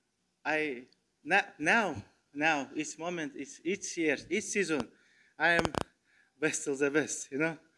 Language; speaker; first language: English; non-native, learner; Turkmen